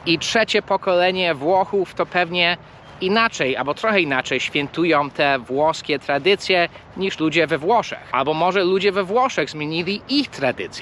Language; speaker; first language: Polish; early bilingual, heritage; English